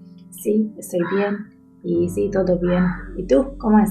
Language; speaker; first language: Spanish; non-native, learner; Bangla